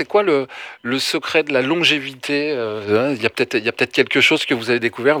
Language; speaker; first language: French; native; French